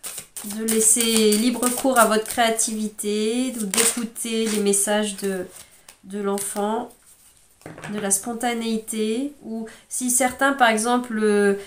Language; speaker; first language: French; native; French